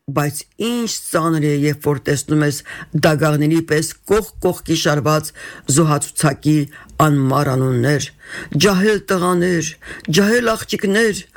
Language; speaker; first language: Armenian; native; Armenian